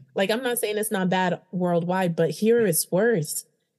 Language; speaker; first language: English; early bilingual, other home language; Haitian Creole